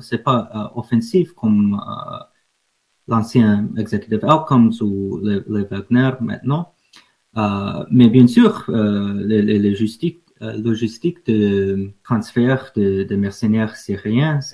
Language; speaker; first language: French; non-native, fluent; English